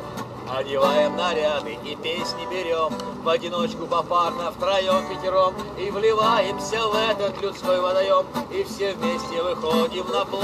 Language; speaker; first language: Russian; native; Russian